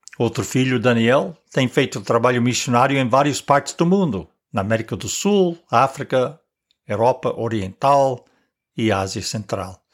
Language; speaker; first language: Portuguese; non-native, fluent; English